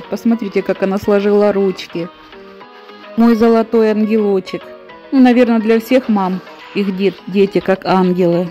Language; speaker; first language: Russian; native; Russian